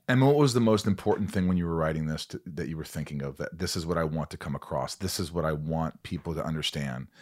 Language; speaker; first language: English; native; English